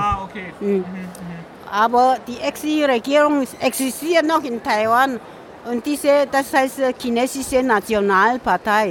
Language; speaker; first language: German; non-native, learner; Min Nan Chinese